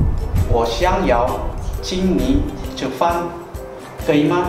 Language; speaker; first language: Chinese; non-native, learner; Indonesian